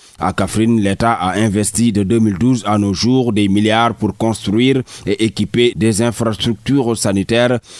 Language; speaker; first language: French; non-native, local second language; Wolof